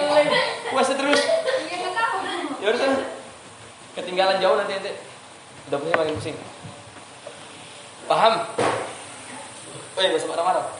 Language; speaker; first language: Indonesian; native; Indonesian